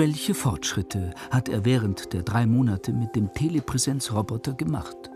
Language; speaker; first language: German; native; German